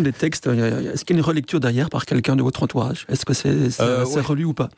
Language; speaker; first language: French; native; French